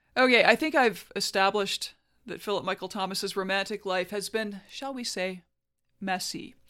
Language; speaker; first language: English; native; English